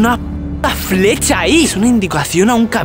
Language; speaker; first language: Spanish; native; Spanish